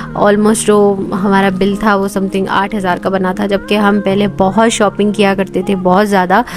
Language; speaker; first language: Urdu; native; Urdu